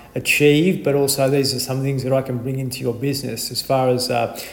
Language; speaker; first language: English; native; English